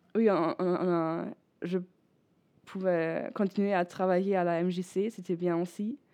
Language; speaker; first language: French; non-native, fluent; German